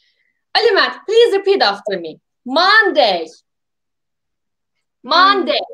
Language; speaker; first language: English; non-native, fluent; Turkish